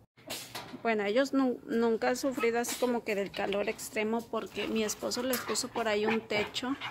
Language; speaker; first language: Spanish; early bilingual, heritage; Spanish